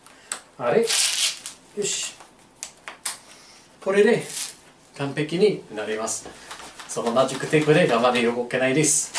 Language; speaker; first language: Japanese; non-native, learner; English